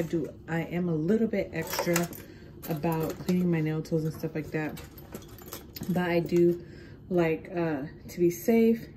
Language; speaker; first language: English; native; English